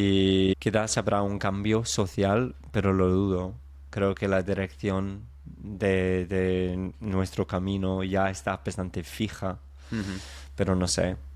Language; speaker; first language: Spanish; non-native, fluent; English